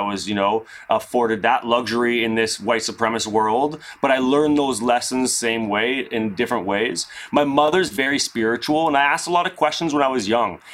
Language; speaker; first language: English; native; English